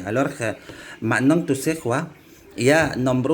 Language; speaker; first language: French; non-native, learner; Indonesian